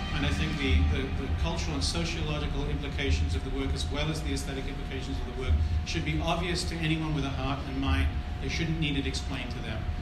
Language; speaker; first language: English; native; English